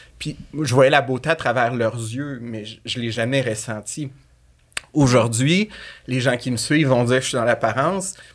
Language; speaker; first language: French; native; French